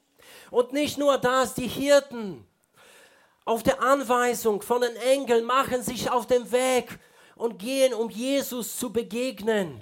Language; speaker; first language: German; non-native, fluent; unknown